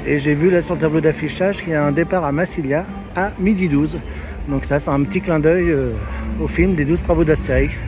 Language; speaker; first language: French; native; French